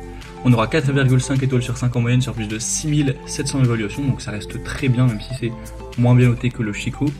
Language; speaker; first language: French; native; French